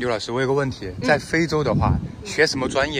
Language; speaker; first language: Chinese; native; Chinese